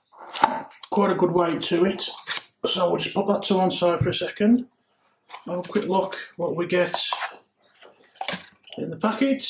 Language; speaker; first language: English; native; English